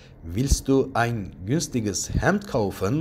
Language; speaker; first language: German; non-native, fluent; Turkish